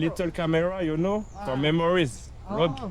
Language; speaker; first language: English; non-native, learner; French